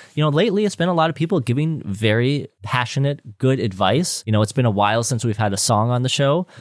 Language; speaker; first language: English; native; English